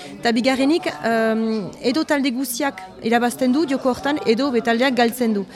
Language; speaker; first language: Basque; native; Basque